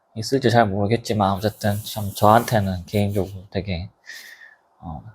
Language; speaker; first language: Korean; native; Korean